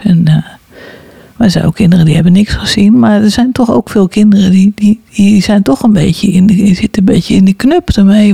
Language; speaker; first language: Dutch; native; Dutch